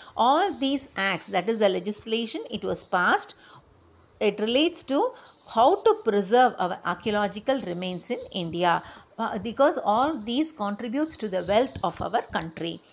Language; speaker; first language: English; non-native, local second language; Tamil